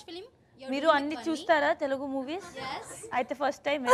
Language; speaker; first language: Telugu; non-native, learner; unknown